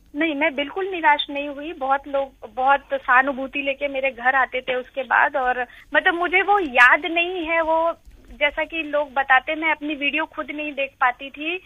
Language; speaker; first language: Hindi; native; Hindi